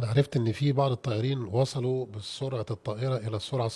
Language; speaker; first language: Arabic; native; Arabic